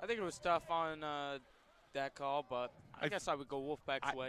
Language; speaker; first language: English; native; English